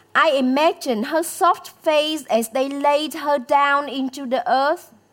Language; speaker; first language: English; non-native, fluent; Vietnamese